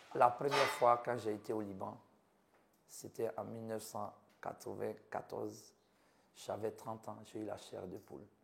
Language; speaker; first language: French; native; French